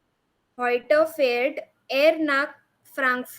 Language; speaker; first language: German; non-native, learner; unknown